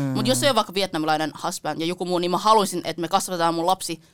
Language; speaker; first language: Finnish; early bilingual, other home language; Vietnamese